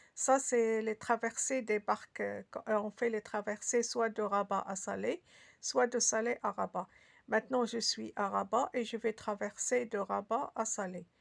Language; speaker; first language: French; non-native, local second language; Arabic